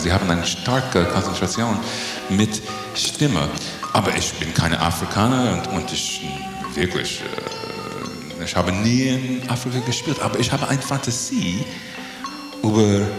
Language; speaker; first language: German; non-native, learner; English